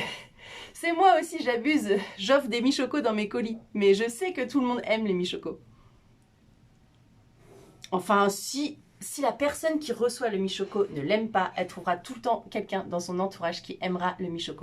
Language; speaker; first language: French; native; French